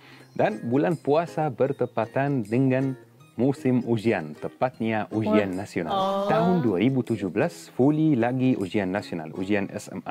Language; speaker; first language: Indonesian; non-native, fluent; Arabic